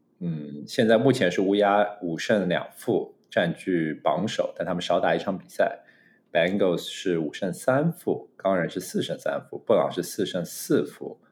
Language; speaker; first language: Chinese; native; Chinese